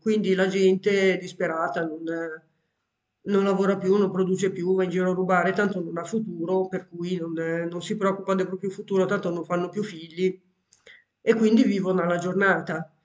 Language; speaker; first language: Italian; native; Italian